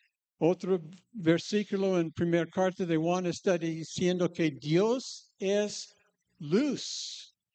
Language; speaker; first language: Spanish; non-native, fluent; English